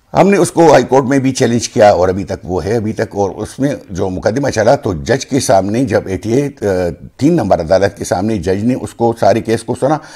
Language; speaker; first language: Urdu; non-native, local second language; Pashto